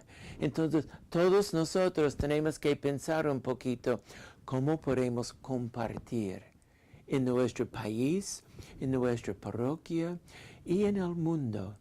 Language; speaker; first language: Spanish; non-native, fluent; English